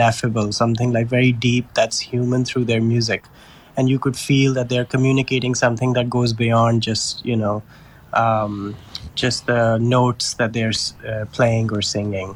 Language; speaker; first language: English; non-native, local second language; Urdu